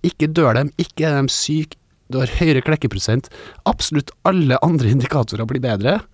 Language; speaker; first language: Norwegian; native; Norwegian